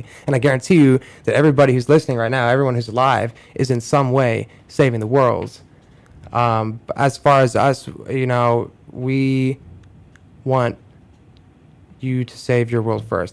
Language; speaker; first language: English; native; English